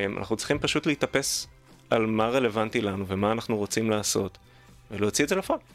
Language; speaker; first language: Hebrew; native; Hebrew